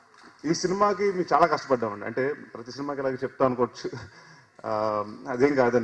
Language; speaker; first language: Telugu; native; Telugu